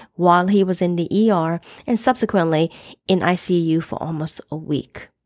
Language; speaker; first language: English; native; English